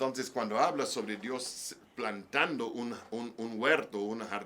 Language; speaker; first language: Spanish; non-native, learner; English